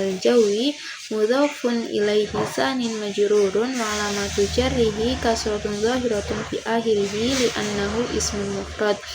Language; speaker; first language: Arabic; non-native, learner; Indonesian